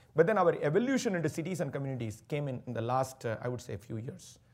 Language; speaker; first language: English; non-native, local second language; Tamil